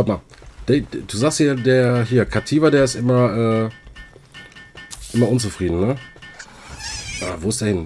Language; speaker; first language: German; native; German